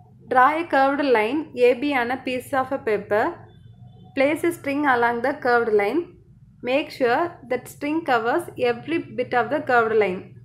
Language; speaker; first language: English; non-native, local second language; Tamil